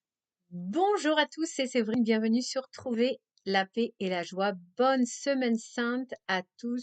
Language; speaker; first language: French; native; French